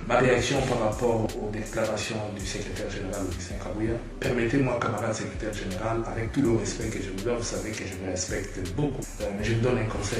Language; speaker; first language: French; non-native, local second language; Lingala